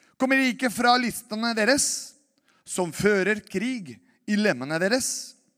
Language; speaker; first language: Norwegian; non-native, fluent; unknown